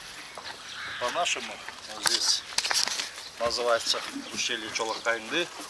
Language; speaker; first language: Russian; non-native, local second language; Kyrgyz